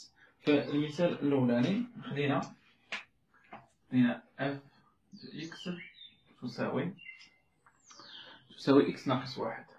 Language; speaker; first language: Arabic; native; Arabic